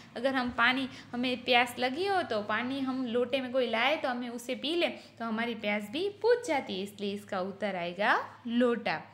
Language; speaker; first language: Hindi; non-native, local second language; Gujarati